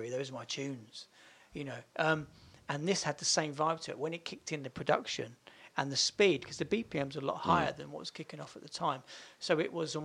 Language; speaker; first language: English; native; English